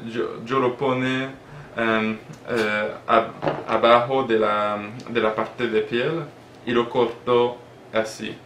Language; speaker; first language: Spanish; non-native, learner; French